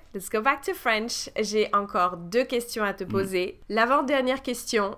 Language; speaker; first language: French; native; French